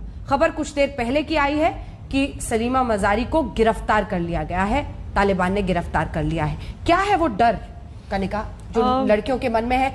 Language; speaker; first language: Hindi; native; Hindi